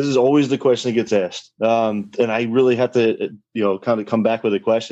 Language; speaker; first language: English; native; English